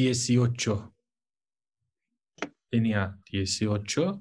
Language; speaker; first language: Spanish; non-native, learner; Turkish